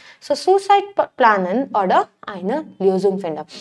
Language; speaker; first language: German; non-native, fluent; Hindi